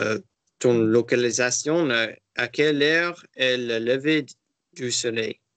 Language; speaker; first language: French; non-native, learner; English